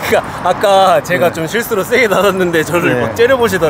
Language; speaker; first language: Korean; native; Korean